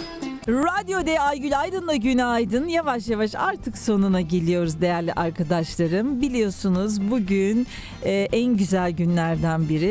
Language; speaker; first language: Turkish; native; Turkish